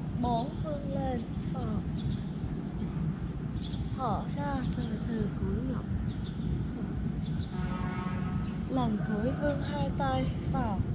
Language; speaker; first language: Vietnamese; native; Vietnamese